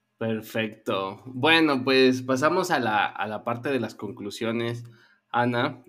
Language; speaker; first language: Spanish; native; Spanish